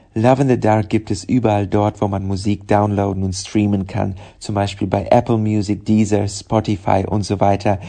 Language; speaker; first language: German; non-native, fluent; Russian